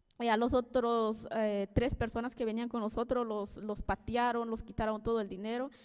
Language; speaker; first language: Spanish; native; Spanish